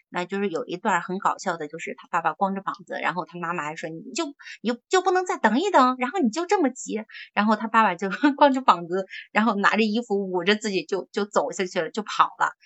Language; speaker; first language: Chinese; native; Chinese